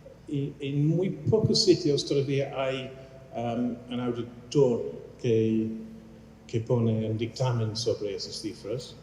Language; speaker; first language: Spanish; non-native, fluent; English